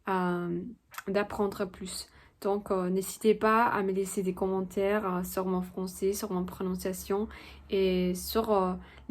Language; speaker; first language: French; non-native, fluent; Spanish